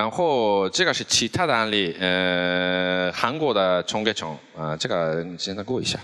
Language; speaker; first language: Chinese; non-native, fluent; Japanese